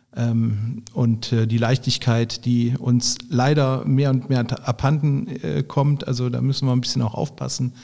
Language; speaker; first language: German; native; German